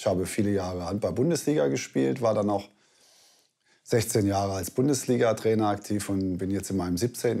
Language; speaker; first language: German; native; German